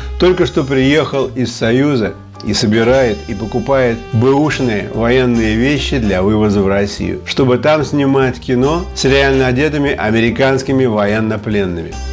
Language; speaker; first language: Russian; native; Russian